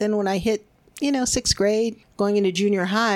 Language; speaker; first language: English; early bilingual, other home language; Spanish